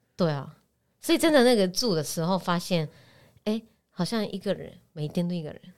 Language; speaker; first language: Chinese; non-native, fluent; Japanese